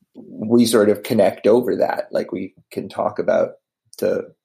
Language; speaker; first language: English; native; English